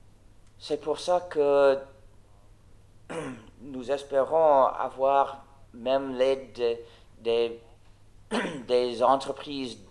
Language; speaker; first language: French; non-native, fluent; English